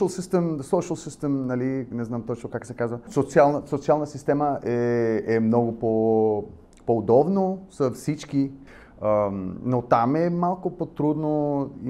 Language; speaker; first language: Bulgarian; non-native, learner; Spanish